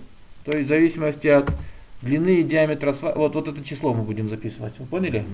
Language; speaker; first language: Russian; native; Russian